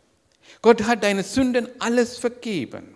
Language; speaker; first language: German; non-native, learner; Sinhala